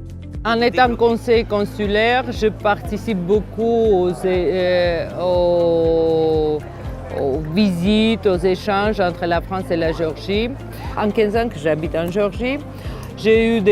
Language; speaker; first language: French; non-native, fluent; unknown